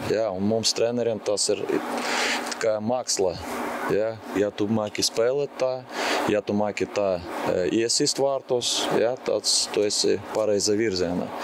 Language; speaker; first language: Latvian; non-native, local second language; Russian